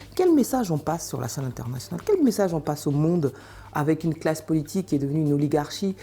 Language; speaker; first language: French; early bilingual, other home language; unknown